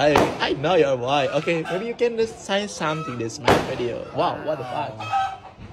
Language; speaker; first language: English; non-native, learner; Sasak